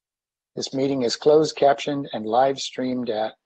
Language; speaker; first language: English; native; English